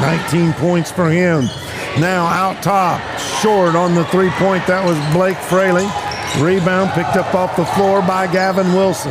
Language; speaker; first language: English; native; English